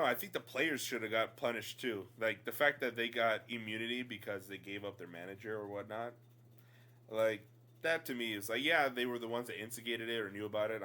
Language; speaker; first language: English; native; English